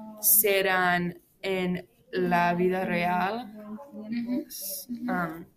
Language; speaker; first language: Spanish; non-native, learner; English